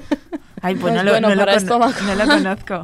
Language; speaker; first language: Spanish; native; Spanish